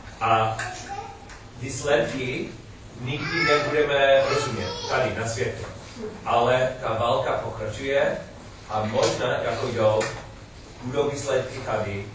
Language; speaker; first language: Czech; non-native, learner; English